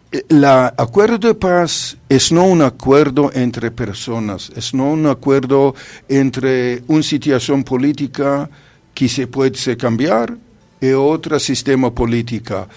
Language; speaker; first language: Spanish; non-native, fluent; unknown